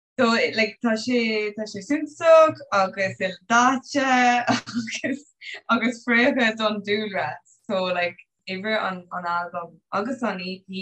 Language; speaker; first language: Irish; non-native, local second language; English